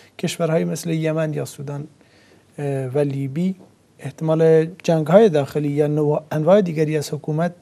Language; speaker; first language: Persian; non-native, local second language; Central Kurdish